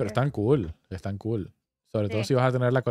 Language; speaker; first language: Spanish; native; Spanish